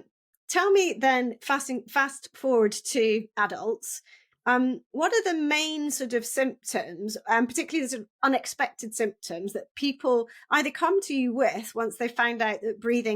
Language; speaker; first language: English; native; English